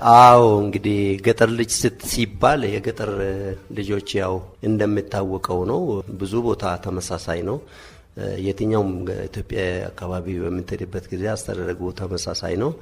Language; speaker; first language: Amharic; non-native, local second language; Oromo